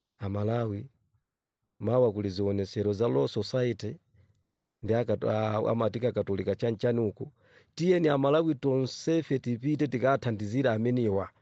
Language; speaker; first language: Nyanja; non-native, local second language; Yao